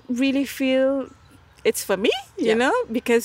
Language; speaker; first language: English; non-native, local second language; Malay